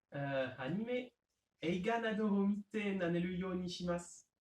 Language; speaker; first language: Japanese; non-native, learner; French